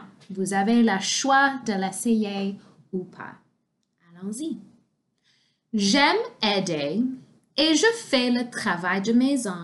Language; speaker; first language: French; non-native, fluent; English